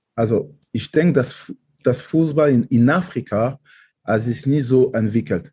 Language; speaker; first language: German; non-native, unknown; French